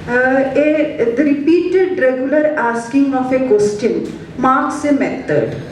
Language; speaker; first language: English; non-native, local second language; Malayalam